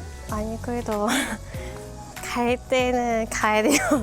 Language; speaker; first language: Korean; non-native, fluent; Vietnamese